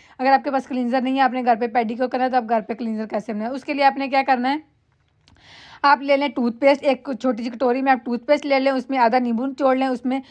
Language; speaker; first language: Urdu; non-native, local second language; Punjabi